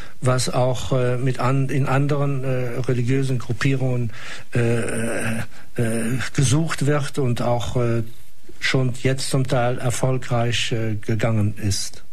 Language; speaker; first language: German; non-native, fluent; Arabic